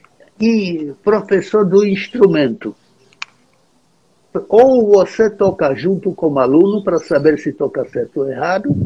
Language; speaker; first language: Portuguese; non-native, fluent; Czech